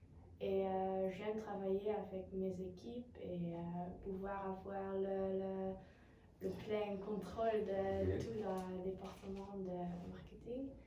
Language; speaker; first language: French; non-native, learner; Dutch